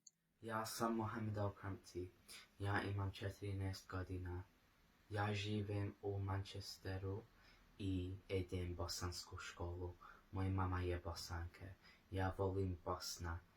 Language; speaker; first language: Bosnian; early bilingual, heritage; Bosnian